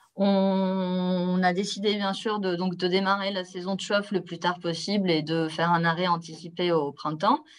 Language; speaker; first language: French; native; French